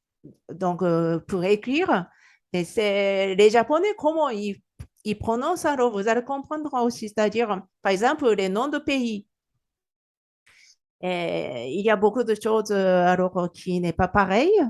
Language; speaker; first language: French; non-native, fluent; Japanese